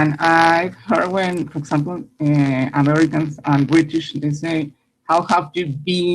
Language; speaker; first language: English; non-native, learner; Spanish